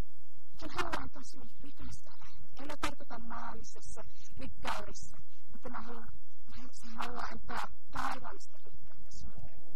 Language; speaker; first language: Finnish; early bilingual, heritage; Finnish